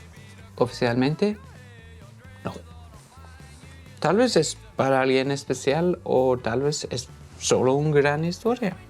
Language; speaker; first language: Spanish; non-native, fluent; Norwegian